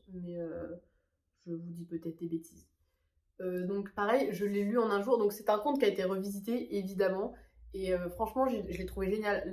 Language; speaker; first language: French; native; French